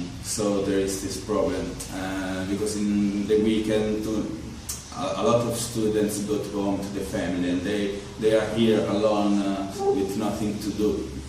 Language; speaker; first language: English; non-native, learner; Italian